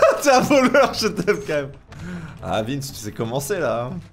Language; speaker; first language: French; native; French